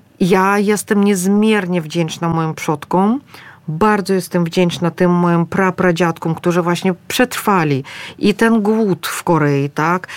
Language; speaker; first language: Polish; early bilingual, other home language; Russian